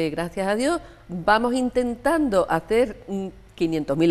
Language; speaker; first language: Spanish; native; Spanish